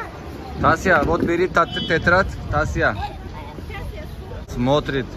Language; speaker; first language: Russian; non-native, learner; Turkish